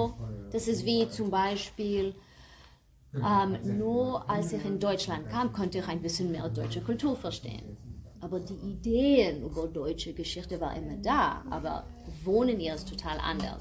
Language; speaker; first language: German; non-native, fluent; English